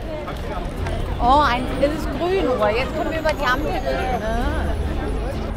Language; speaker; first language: Korean; non-native, fluent; German